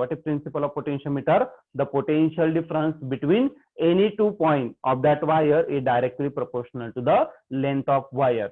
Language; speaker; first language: English; non-native, local second language; Marathi